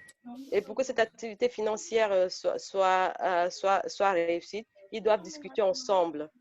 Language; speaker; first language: French; native; French